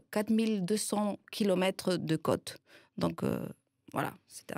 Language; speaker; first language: French; non-native, fluent; Spanish